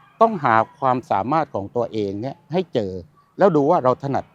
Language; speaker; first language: Thai; native; Thai